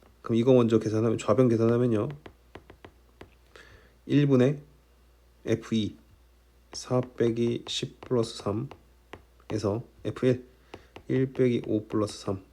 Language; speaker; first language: Korean; native; Korean